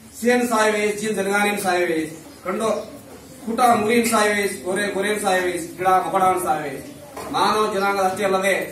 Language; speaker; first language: Kannada; non-native, local second language; Lambadi